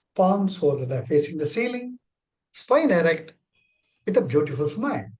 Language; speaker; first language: English; non-native, local second language; Tamil